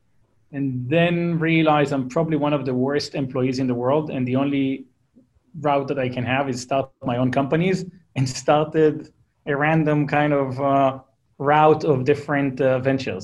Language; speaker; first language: English; non-native, fluent; Hebrew